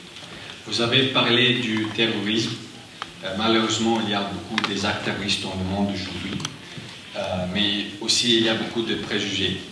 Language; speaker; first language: French; non-native, fluent; Arabic